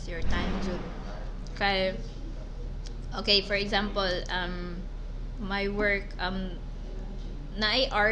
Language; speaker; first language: English; non-native, local second language; Cebuano